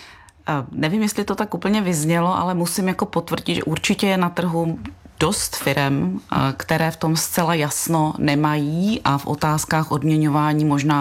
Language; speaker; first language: Czech; native; Czech